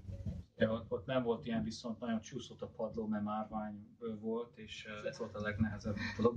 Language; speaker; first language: Hungarian; early bilingual, heritage; Hungarian